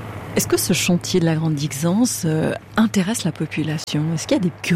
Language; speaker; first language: French; native; French